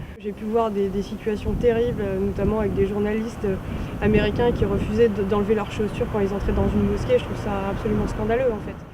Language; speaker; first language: French; native; French